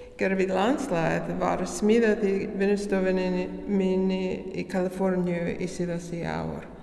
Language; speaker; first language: Icelandic; non-native, learner; English